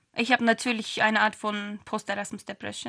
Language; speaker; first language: German; non-native, learner; Turkish